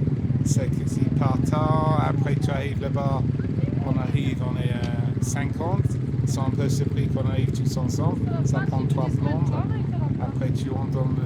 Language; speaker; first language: French; non-native, fluent; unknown